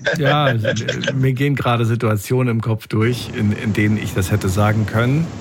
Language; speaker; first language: German; native; German